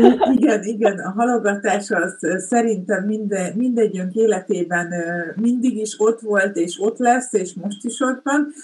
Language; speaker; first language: Hungarian; native; Hungarian